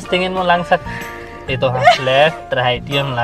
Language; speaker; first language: Filipino; non-native, learner; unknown